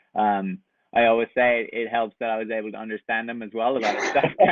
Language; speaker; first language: English; native; English